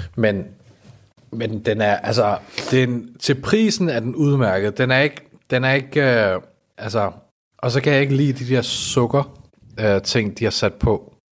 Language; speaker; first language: Danish; early bilingual, other home language; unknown